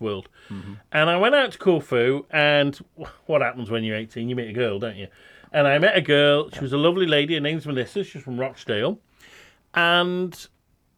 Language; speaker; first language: English; native; English